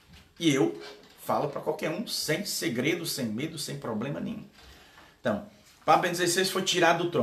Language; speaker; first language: Portuguese; native; Portuguese